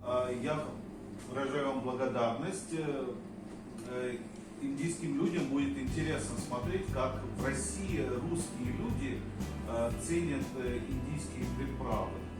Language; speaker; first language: Russian; non-native, fluent; Hindi